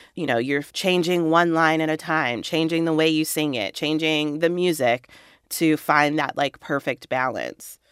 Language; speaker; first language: English; native; English